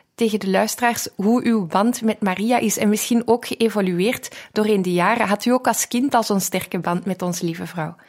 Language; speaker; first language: Dutch; native; Dutch